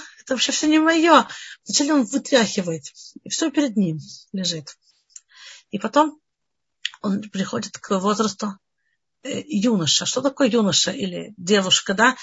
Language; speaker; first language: Russian; early bilingual, heritage; Russian